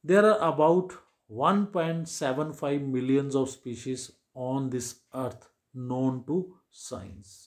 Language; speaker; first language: English; non-native, local second language; Punjabi